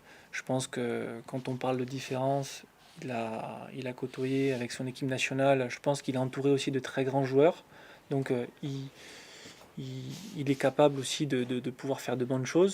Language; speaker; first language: French; native; French